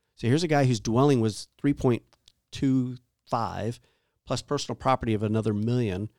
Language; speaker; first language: English; native; English